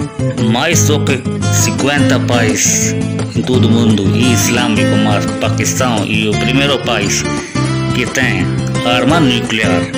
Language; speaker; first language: Portuguese; non-native, learner; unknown